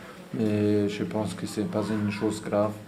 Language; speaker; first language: French; non-native, fluent; German